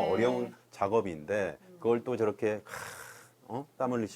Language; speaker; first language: Korean; native; Korean